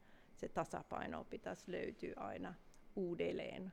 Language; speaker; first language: Finnish; non-native, fluent; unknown